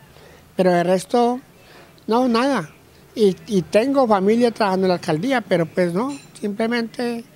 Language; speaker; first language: Spanish; native; Spanish